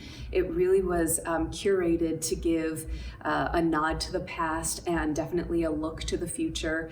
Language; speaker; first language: English; native; English